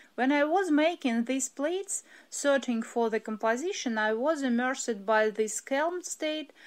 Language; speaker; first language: English; non-native, fluent; Russian